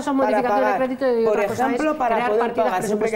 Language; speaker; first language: Spanish; native; Spanish